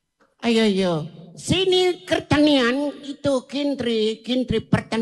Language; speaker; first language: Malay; non-native, local second language; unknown